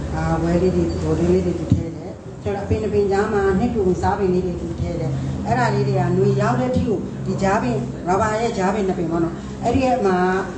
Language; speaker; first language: Burmese; native; Burmese